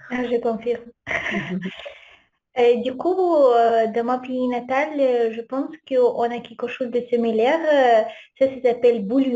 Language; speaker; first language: French; non-native, fluent; Ukrainian